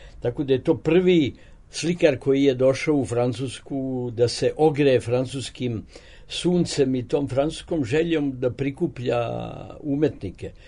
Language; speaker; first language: Serbian; native; Serbian